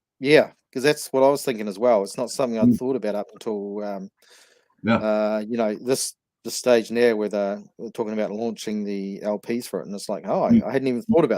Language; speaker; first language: English; native; English